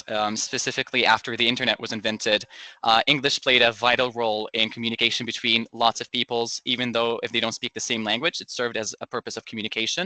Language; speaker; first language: English; non-native, local second language; Arabic